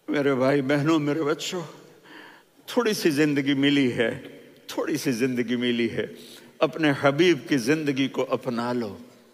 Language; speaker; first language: Urdu; non-native, local second language; Punjabi